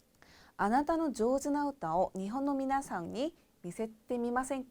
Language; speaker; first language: Japanese; non-native, fluent; Korean